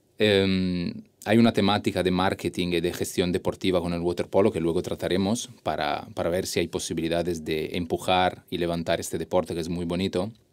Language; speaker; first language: Spanish; non-native, fluent; Italian